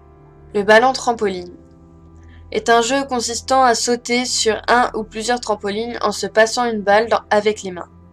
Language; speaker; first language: French; native; French